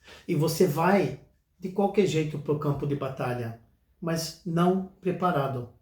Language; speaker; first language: Portuguese; non-native, fluent; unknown